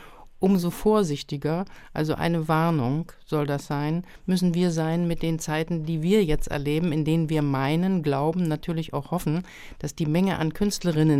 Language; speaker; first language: German; native; German